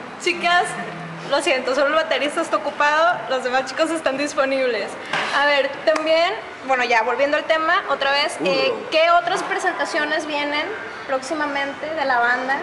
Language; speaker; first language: Spanish; native; Spanish